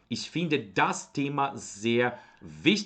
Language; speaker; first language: German; non-native, fluent; Portuguese